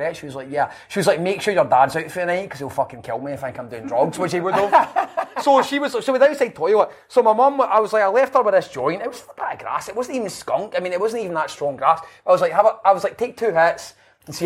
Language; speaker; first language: English; native; English